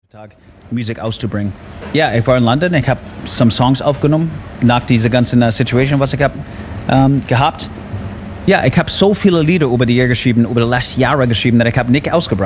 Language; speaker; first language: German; non-native, learner; English